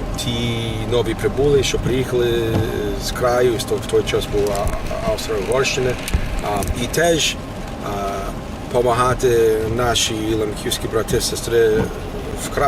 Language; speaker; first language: Ukrainian; early bilingual, heritage; Ukrainian